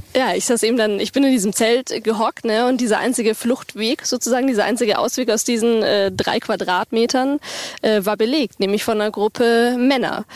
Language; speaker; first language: German; native; German